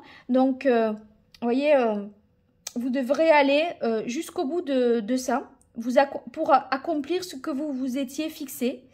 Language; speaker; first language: French; native; French